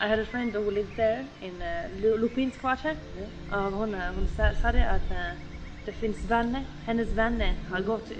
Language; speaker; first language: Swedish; non-native, learner; Finnish